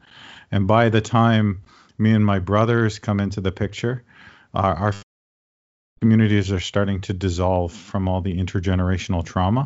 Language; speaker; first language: English; native; English